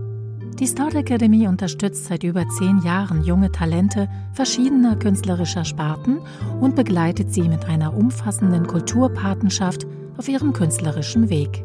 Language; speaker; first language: German; native; German